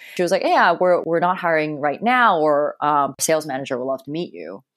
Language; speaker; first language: English; early bilingual, other home language; Cantonese